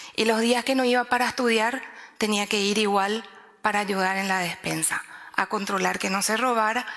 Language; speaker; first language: Spanish; native; Spanish